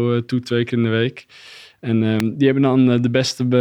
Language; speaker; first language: Dutch; native; Dutch